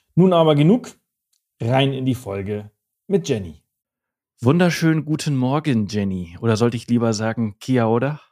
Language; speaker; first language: German; early bilingual, heritage; German